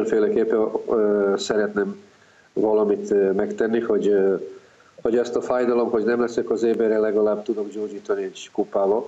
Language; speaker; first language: Hungarian; non-native, fluent; Serbian